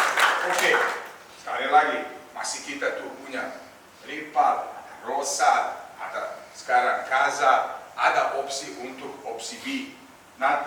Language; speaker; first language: Indonesian; non-native, fluent; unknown